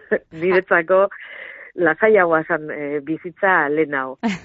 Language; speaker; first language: Basque; non-native, local second language; Spanish